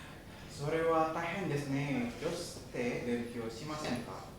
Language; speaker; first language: Japanese; non-native, learner; Indonesian